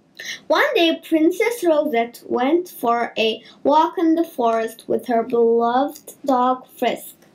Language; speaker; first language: English; native; English